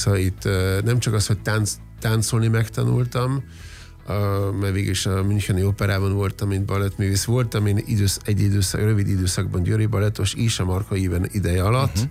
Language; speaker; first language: Hungarian; non-native, fluent; German